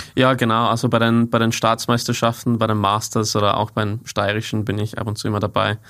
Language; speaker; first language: German; non-native, fluent; English